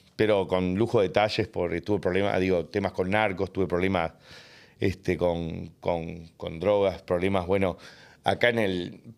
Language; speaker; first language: Spanish; native; Spanish